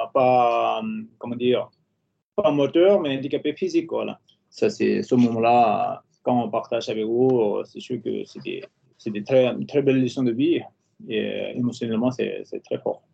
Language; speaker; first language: French; non-native, fluent; Nepali